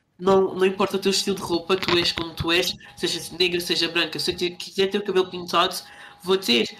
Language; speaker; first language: Portuguese; native; Portuguese